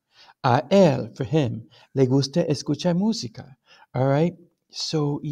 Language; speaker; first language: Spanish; non-native, fluent; English